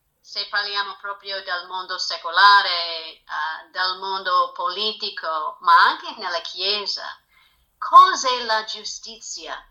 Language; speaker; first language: Italian; non-native, fluent; English